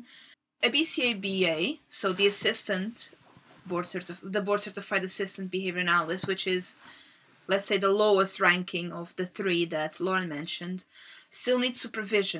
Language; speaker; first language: English; non-native, fluent; Portuguese